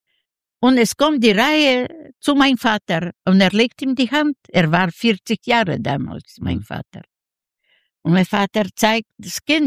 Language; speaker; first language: German; non-native, learner; Yiddish